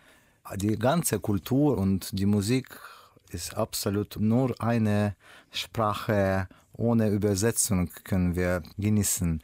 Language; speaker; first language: German; non-native, learner; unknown